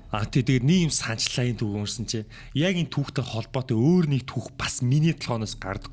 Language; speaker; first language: Mongolian; native; Mongolian